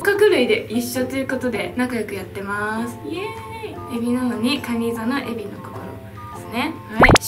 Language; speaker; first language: Japanese; native; Japanese